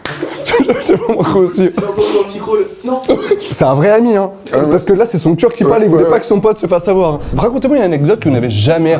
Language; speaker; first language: French; native; French